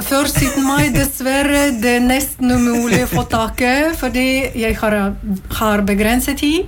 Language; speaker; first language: Norwegian; non-native, learner; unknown